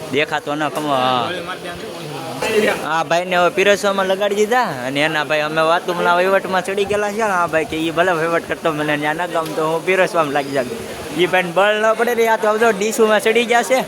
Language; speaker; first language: Gujarati; native; Gujarati